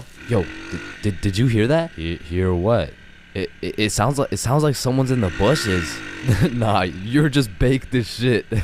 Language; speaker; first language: English; native; English